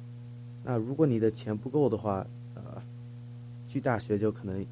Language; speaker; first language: Chinese; early bilingual, heritage; Chinese